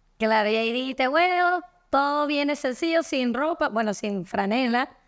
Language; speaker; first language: Spanish; native; Spanish